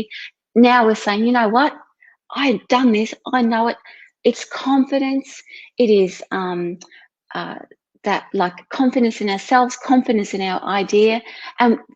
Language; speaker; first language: English; native; English